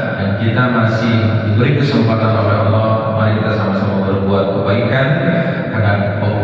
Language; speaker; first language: Indonesian; native; Indonesian